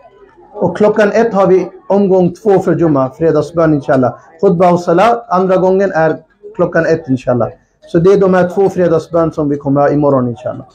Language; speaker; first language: Swedish; non-native, local second language; Urdu